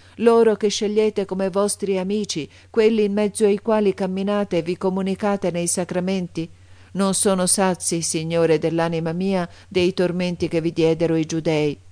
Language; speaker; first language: Italian; native; Italian